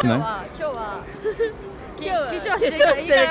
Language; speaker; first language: Japanese; native; Japanese